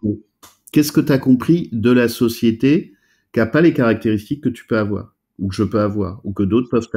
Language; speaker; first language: French; native; French